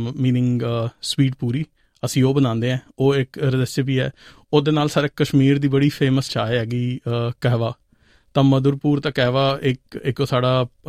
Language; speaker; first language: Punjabi; non-native, local second language; Hindi